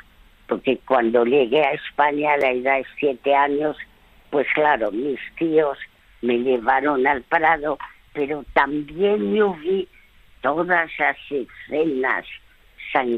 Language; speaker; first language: Spanish; early bilingual, other home language; French